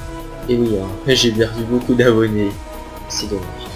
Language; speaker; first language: French; native; French